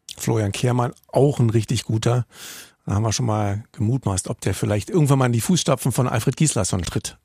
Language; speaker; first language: German; native; German